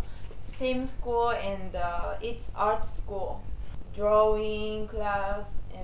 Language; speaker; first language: English; non-native, learner; Japanese